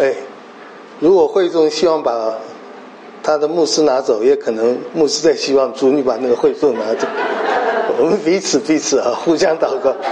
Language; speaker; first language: Chinese; native; Chinese